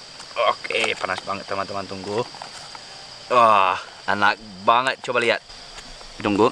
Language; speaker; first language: Indonesian; non-native, learner; English